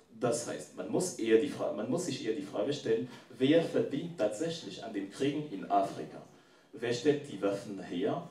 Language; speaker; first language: German; non-native, fluent; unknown